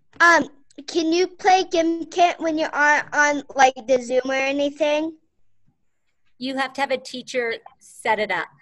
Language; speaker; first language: English; native; English